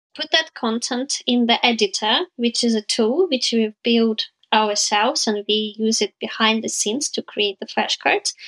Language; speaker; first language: English; non-native, fluent; Ukrainian